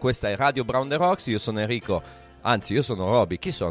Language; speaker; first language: Italian; native; Italian